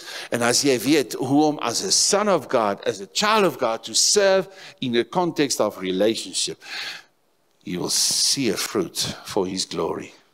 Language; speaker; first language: English; non-native, local second language; Afrikaans